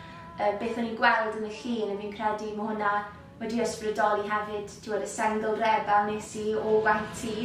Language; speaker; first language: Welsh; native; Welsh